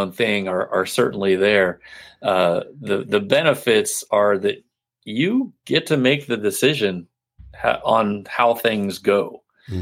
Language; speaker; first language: English; native; English